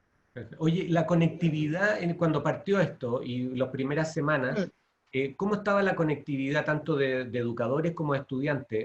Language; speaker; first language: Spanish; native; Spanish